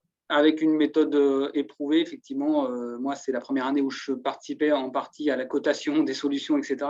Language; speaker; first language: French; native; French